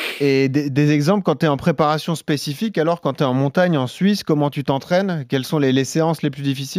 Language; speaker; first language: French; native; French